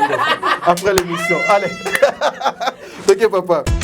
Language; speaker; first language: French; non-native, local second language; Lingala